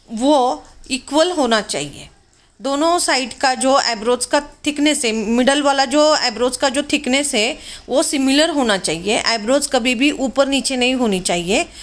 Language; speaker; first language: Hindi; non-native, local second language; Marathi